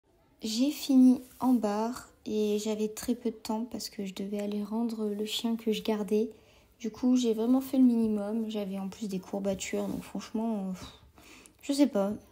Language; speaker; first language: French; native; French